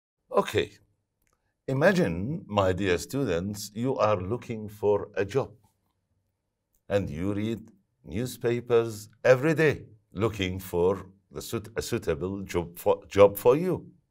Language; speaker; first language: English; non-native, fluent; Arabic